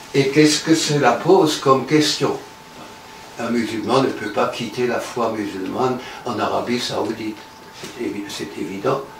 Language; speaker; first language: French; native; French